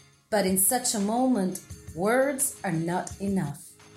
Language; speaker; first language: English; non-native, fluent; Italian